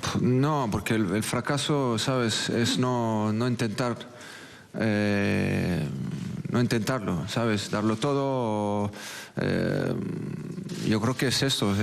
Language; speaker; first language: Spanish; non-native, local second language; French